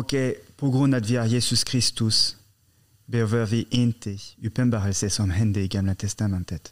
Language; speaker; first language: Swedish; non-native, fluent; French